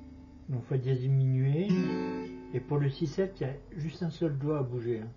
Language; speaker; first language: French; native; French